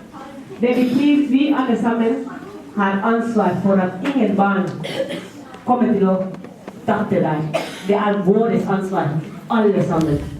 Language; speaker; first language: Swedish; non-native, fluent; Somali